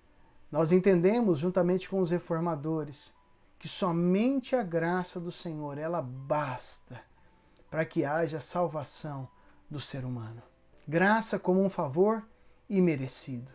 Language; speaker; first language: Portuguese; native; Portuguese